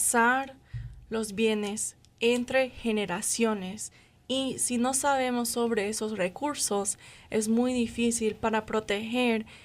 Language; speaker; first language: Spanish; non-native, learner; English